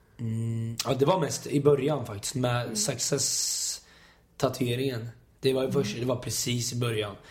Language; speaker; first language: Swedish; native; Swedish